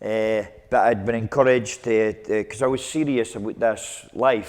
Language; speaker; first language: English; native; English